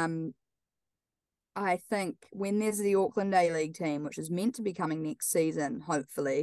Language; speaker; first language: English; native; English